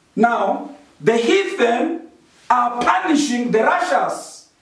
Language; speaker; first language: English; non-native, local second language; Swahili